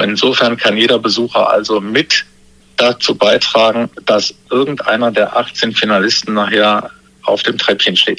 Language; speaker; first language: German; native; German